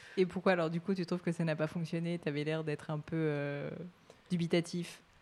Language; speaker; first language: French; native; French